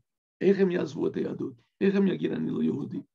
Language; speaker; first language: Hebrew; non-native, fluent; English